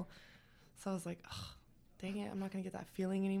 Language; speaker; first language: English; native; English